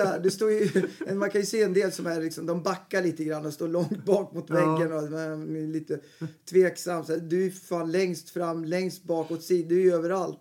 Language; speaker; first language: Swedish; native; Swedish